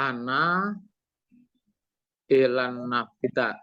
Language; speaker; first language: Arabic; non-native, learner; Indonesian